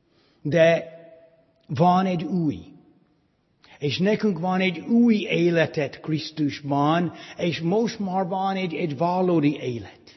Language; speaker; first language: Hungarian; non-native, fluent; English